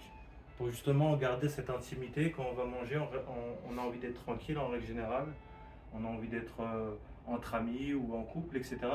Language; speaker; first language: French; native; French